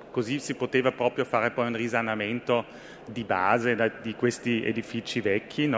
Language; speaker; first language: Italian; non-native, fluent; German